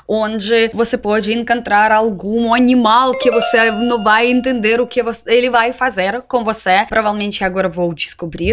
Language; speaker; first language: Portuguese; non-native, learner; Russian